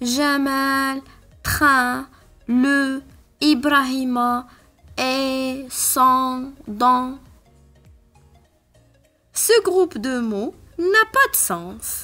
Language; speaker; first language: French; non-native, local second language; Arabic